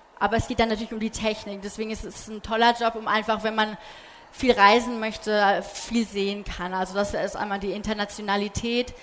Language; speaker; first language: German; early bilingual, other home language; Polish